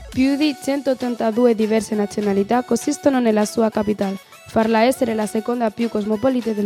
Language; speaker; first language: Italian; non-native, learner; Spanish